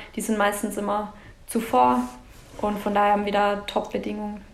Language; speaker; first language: German; native; German